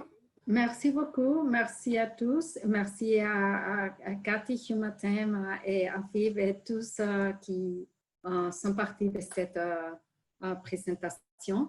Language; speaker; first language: French; non-native, fluent; Spanish